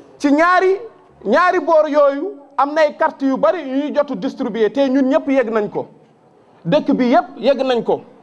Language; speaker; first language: Wolof; non-native, local second language; Fula